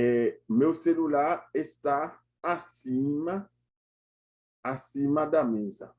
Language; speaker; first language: Portuguese; non-native, learner; Haitian Creole